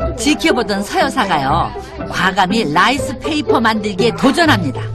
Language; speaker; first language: Korean; native; Korean